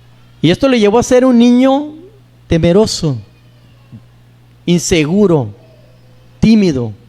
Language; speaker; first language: Spanish; native; Spanish